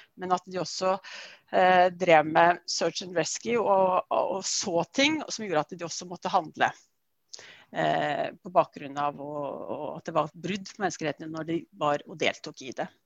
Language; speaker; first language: Norwegian; native; Norwegian